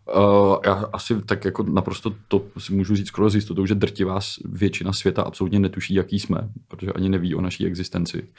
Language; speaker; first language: Czech; native; Czech